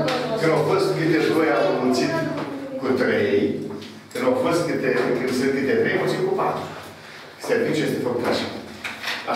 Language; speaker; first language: Romanian; native; Romanian